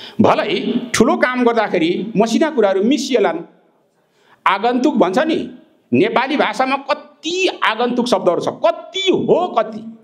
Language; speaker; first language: Nepali; non-native, local second language; Limbu